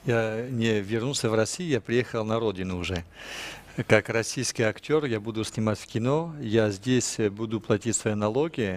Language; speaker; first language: Russian; non-native, fluent; French